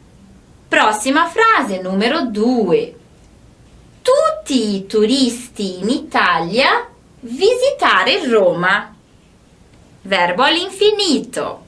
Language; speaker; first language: Italian; non-native, fluent; Portuguese